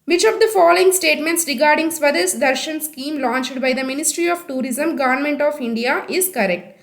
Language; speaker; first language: English; non-native, local second language; Telugu